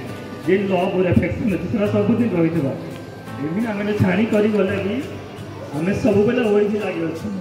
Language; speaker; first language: Hindi; non-native, local second language; Odia